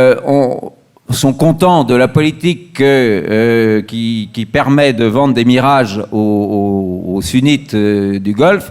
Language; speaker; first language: French; native; French